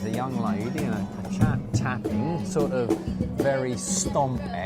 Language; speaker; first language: English; native; English